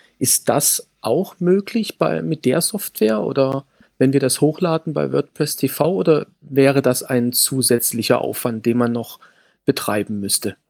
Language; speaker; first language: German; native; German